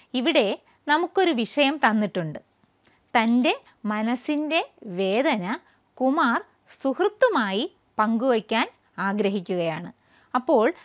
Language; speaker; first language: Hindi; non-native, local second language; Malayalam